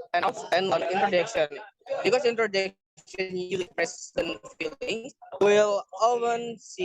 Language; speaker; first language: English; non-native, learner; Indonesian